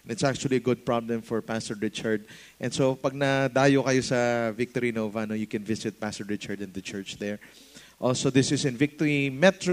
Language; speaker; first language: English; non-native, local second language; Filipino